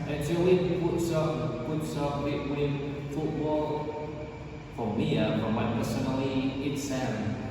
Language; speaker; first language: English; non-native, learner; Indonesian